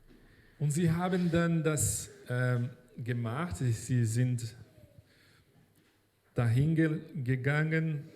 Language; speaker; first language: German; non-native, fluent; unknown